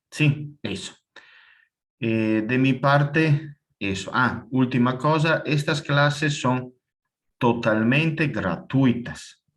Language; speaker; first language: Spanish; non-native, fluent; Italian